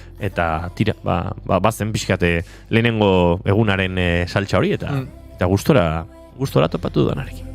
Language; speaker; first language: Basque; native; Basque